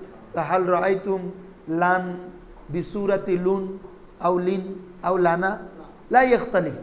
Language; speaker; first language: Arabic; non-native, fluent; Bangla